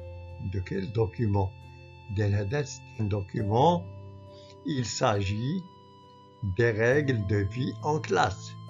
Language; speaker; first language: French; non-native, fluent; Arabic